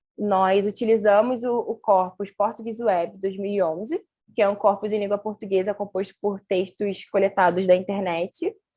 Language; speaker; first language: Portuguese; native; Portuguese